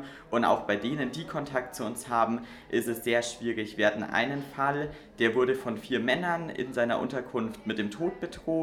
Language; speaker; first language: German; native; German